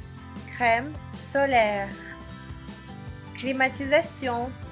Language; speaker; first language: French; non-native, fluent; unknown